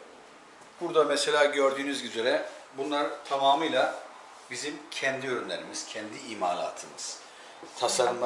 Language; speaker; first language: Turkish; native; Turkish